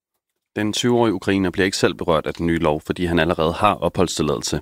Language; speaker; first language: Danish; native; Danish